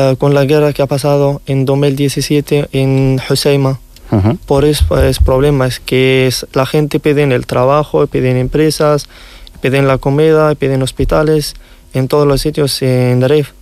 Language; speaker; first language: Spanish; non-native, learner; Riffian